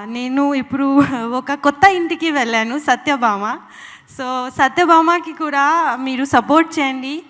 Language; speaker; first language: Telugu; non-native, local second language; Bangla